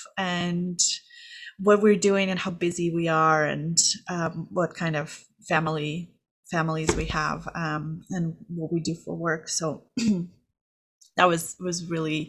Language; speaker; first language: English; non-native, fluent; Kazakh